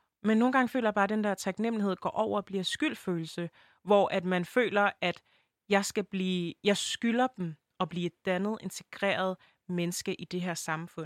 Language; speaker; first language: Danish; early bilingual, other home language; French